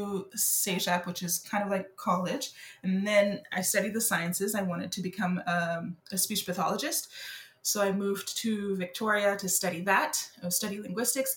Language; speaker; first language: English; non-native, fluent; French